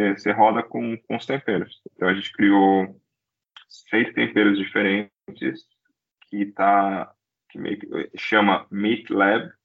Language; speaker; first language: Portuguese; native; Portuguese